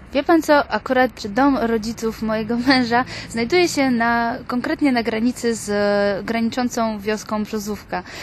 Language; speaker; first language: Polish; non-native, fluent; Georgian